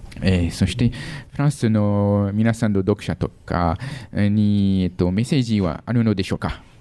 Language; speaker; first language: Japanese; non-native, fluent; French